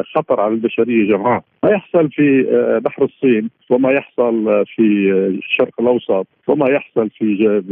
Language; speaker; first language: Arabic; native; Arabic